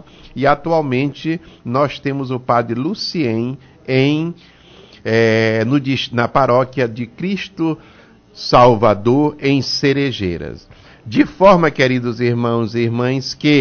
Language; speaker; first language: Portuguese; native; Portuguese